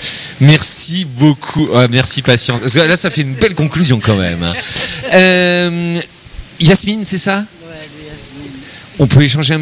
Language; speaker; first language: French; native; French